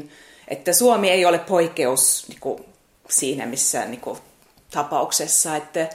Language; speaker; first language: Finnish; non-native, fluent; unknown